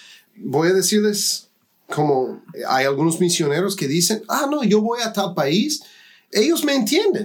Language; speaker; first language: Spanish; non-native, fluent; English